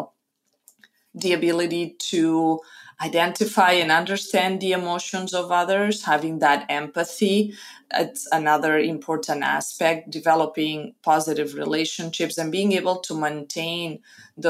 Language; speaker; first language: English; non-native, fluent; Spanish